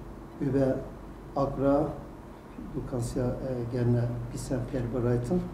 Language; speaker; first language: German; non-native, learner; Turkish